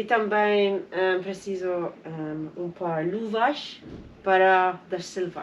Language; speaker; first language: Portuguese; non-native, learner; English